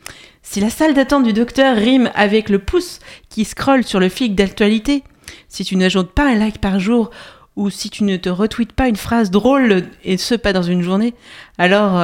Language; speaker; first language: French; native; French